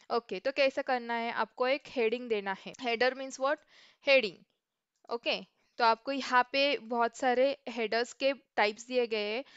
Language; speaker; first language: Hindi; non-native, local second language; Marathi